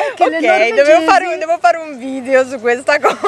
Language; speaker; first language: Italian; native; Italian